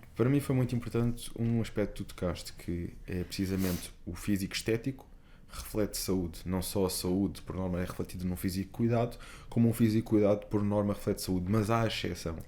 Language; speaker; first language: Portuguese; native; Portuguese